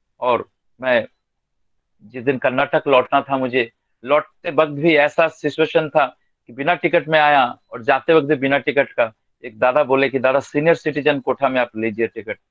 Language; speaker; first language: Hindi; non-native, local second language; Bangla